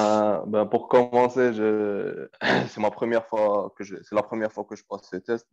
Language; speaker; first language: French; non-native, fluent; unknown